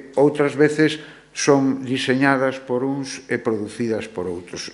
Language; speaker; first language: Galician; non-native, local second language; Spanish